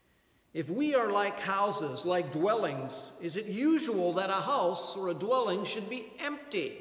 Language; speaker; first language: English; native; English